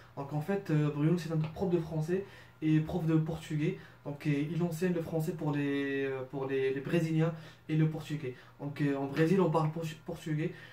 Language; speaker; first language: French; non-native, local second language; Arabic